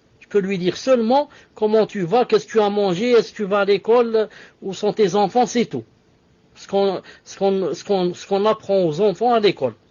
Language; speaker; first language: French; non-native, local second language; Arabic